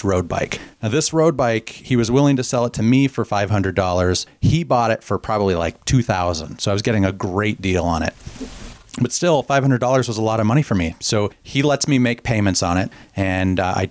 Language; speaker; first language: English; native; English